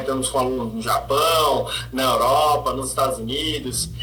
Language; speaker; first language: Portuguese; native; Portuguese